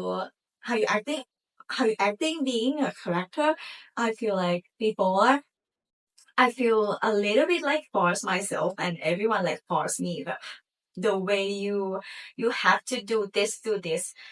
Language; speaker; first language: English; non-native, learner; Thai